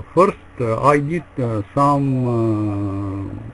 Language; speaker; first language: English; non-native, learner; Russian